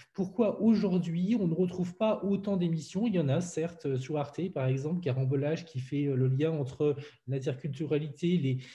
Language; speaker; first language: French; non-native, fluent; English